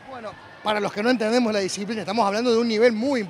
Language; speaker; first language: Spanish; native; Spanish